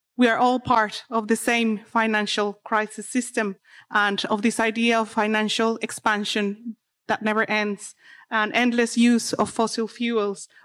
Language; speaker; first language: English; non-native, fluent; Spanish